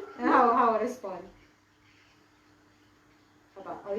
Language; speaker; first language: English; non-native, learner; Indonesian